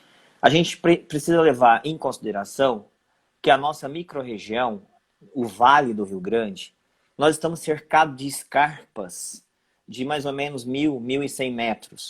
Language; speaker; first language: Portuguese; native; Portuguese